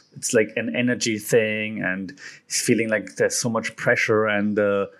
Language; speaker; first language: English; non-native, fluent; German